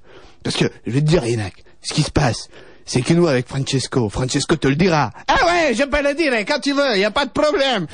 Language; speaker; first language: French; native; French